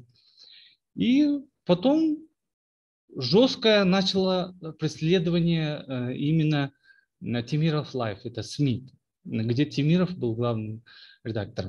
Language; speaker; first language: Russian; non-native, local second language; Kyrgyz